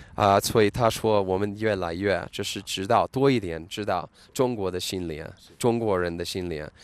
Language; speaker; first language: Chinese; non-native, fluent; English